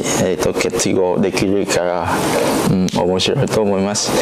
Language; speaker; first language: Japanese; non-native, learner; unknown